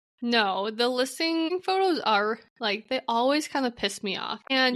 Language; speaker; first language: English; native; English